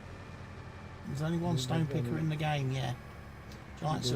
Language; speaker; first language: English; native; English